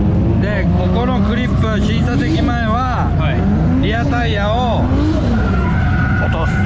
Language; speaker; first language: Japanese; native; Japanese